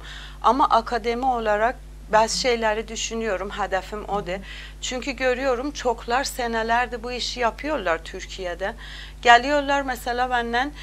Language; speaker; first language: Turkish; non-native, learner; Azerbaijani